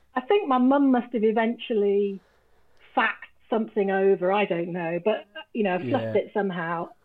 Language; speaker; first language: English; native; English